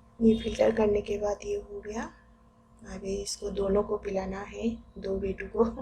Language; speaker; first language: Hindi; non-native, local second language; Bangla